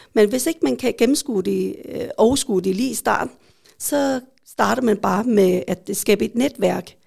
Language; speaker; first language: Danish; early bilingual, other home language; Vietnamese